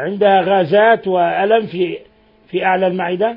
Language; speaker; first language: Arabic; native; Arabic